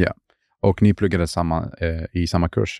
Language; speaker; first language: Swedish; non-native, fluent; Arabic